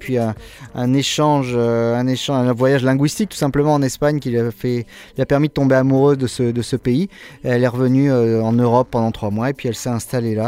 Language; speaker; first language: French; native; French